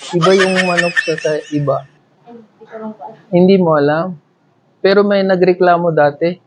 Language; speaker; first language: Filipino; non-native, learner; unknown